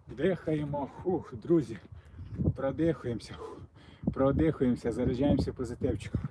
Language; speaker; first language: Ukrainian; non-native, local second language; Russian